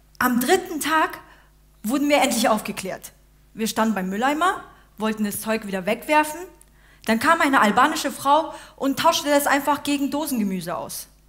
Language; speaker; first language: German; early bilingual, other home language; Uyghur